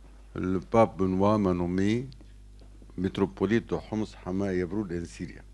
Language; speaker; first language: French; non-native, learner; Arabic